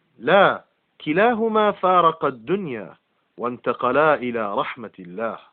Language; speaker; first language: Arabic; non-native, fluent; English